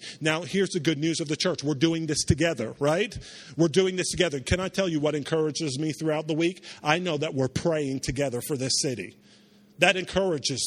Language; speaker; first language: English; native; English